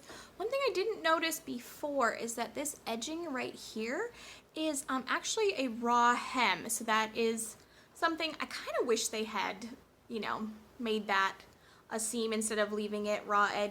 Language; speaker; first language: English; native; English